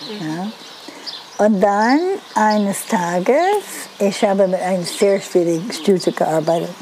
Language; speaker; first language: German; non-native, learner; English